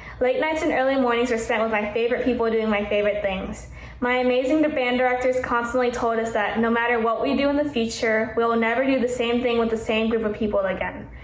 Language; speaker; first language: English; early bilingual, other home language; Vietnamese